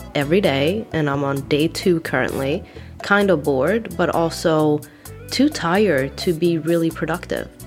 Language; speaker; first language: English; non-native, fluent; Swedish